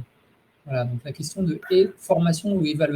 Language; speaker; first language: French; native; French